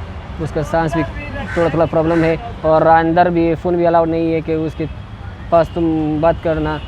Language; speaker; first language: Hindi; non-native, learner; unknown